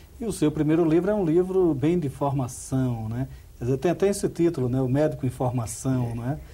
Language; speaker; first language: Portuguese; native; Portuguese